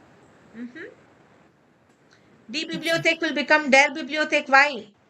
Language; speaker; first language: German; non-native, fluent; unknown